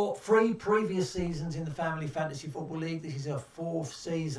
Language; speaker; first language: English; native; English